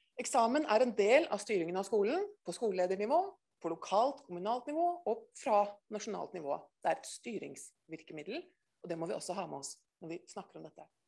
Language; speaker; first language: Norwegian; native; Norwegian